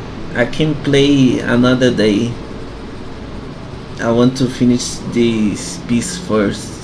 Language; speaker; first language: English; non-native, fluent; Portuguese